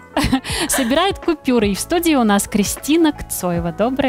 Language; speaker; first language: Russian; native; Russian